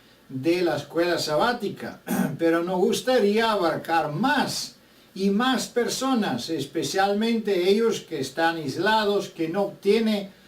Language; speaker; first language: Spanish; non-native, fluent; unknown